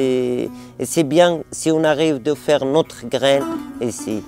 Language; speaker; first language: French; non-native, learner; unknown